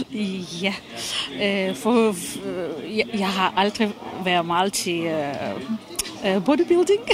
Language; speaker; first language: Danish; non-native, fluent; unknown